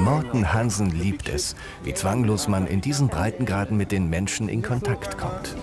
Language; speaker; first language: German; native; German